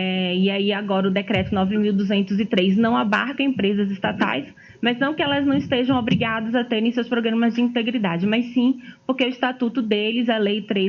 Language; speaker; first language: Portuguese; native; Portuguese